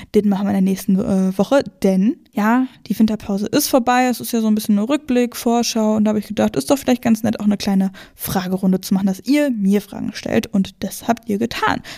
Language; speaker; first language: German; native; German